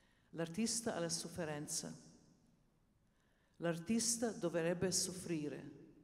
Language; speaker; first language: Italian; non-native, learner; Serbian